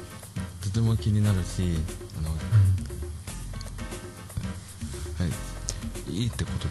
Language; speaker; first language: Japanese; non-native, fluent; Korean